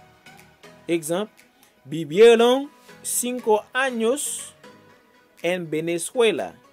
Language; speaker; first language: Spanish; non-native, fluent; Haitian Creole